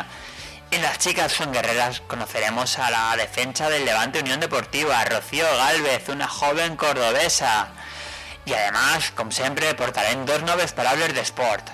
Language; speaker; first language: Spanish; native; Spanish